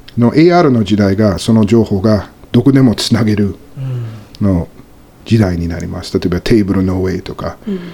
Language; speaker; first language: Japanese; non-native, fluent; English